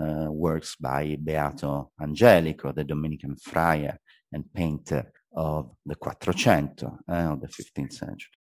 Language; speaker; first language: English; non-native, fluent; Italian